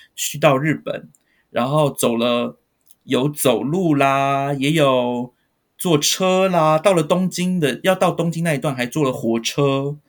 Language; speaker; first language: Chinese; native; Chinese